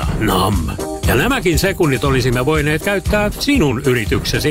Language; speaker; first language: Finnish; native; Finnish